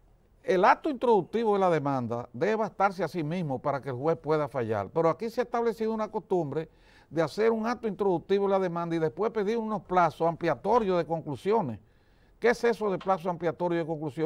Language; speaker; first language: Spanish; native; Spanish